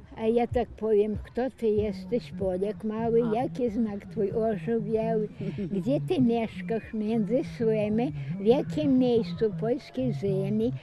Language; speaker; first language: Polish; early bilingual, heritage; Polish